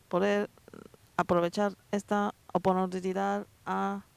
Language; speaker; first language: Spanish; non-native, learner; Chinese